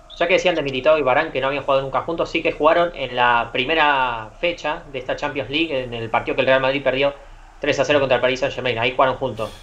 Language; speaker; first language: Spanish; native; Spanish